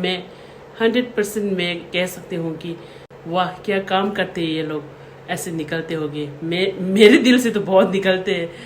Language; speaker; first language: Hindi; non-native, local second language; Tibetan